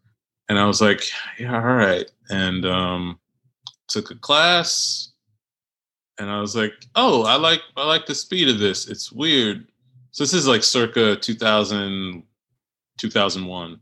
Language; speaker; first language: English; native; English